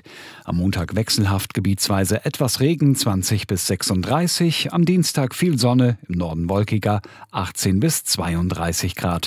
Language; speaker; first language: German; native; German